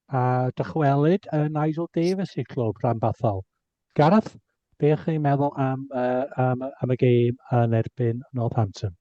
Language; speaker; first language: Welsh; native; Welsh